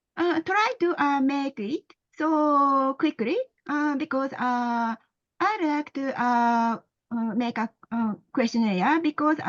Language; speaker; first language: English; non-native, learner; Japanese